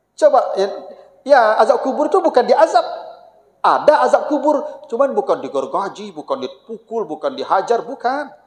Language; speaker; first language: Malay; non-native, local second language; Minangkabau